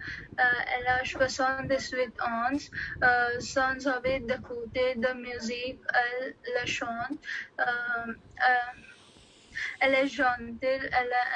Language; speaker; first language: French; non-native, learner; Odia